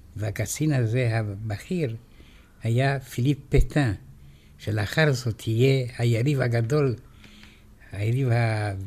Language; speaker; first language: Hebrew; non-native, fluent; Romanian